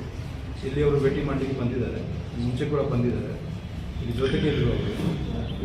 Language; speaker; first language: Kannada; non-native, fluent; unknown